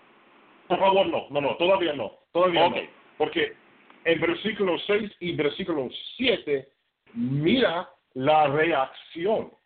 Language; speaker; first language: Spanish; non-native, fluent; English